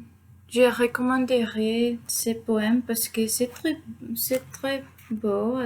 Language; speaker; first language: French; non-native, fluent; Spanish